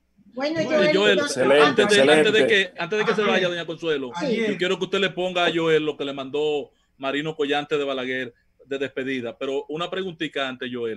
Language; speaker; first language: Spanish; native; Spanish